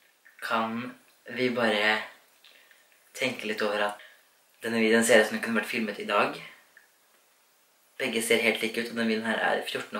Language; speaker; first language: Norwegian; native; Norwegian